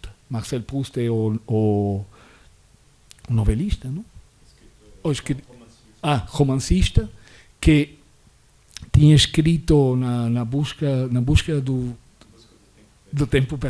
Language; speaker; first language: Portuguese; non-native, fluent; Spanish